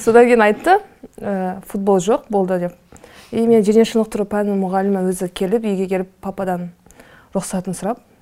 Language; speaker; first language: Kazakh; native; Kazakh